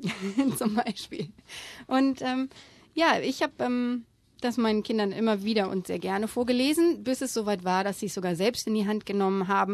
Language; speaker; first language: German; native; German